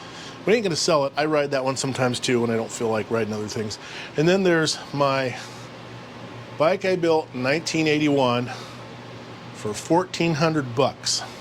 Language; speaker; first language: English; native; English